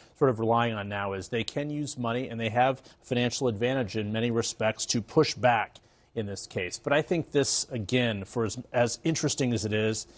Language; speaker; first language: English; native; English